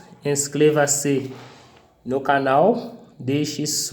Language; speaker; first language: Portuguese; non-native, fluent; Haitian Creole